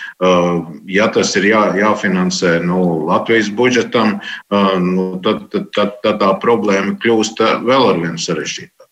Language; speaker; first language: Latvian; non-native, local second language; Russian